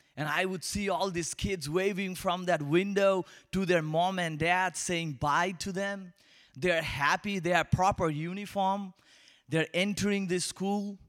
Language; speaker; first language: English; non-native, local second language; Bangla